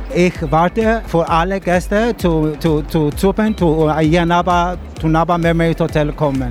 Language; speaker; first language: German; non-native, learner; Greek